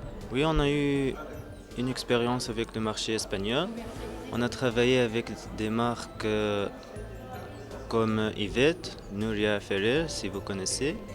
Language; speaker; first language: French; non-native, local second language; Arabic